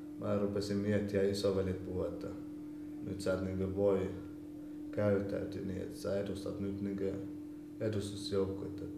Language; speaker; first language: Finnish; early bilingual, other home language; Albanian